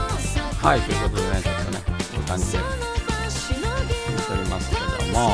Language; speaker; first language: Japanese; native; Japanese